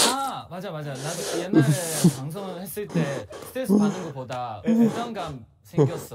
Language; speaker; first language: Korean; non-native, learner; Chinese